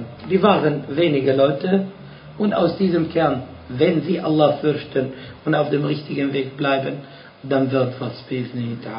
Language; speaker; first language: German; non-native, fluent; Arabic